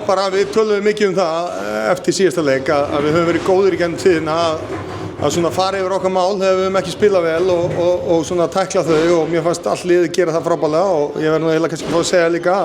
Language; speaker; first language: Icelandic; native; Icelandic